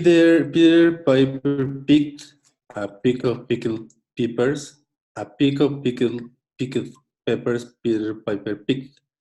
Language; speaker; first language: English; non-native, learner; Spanish